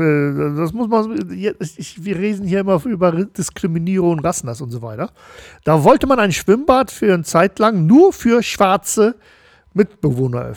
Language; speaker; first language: German; native; German